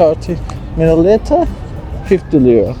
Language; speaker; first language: English; non-native, learner; Turkish